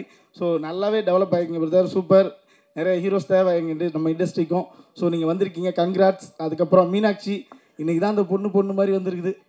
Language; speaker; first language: Tamil; native; Tamil